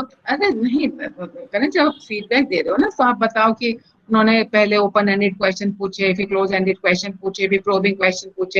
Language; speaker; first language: Hindi; native; Hindi